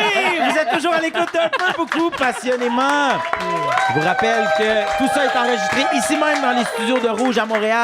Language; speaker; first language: French; native; French